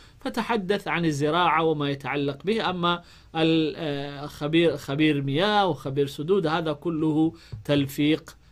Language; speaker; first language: Arabic; non-native, fluent; Amharic